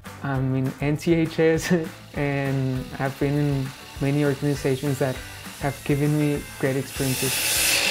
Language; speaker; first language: English; early bilingual, other home language; Spanish